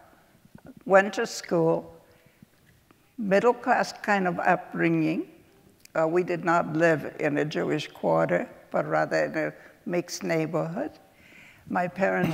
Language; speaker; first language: English; early bilingual, other home language; Polish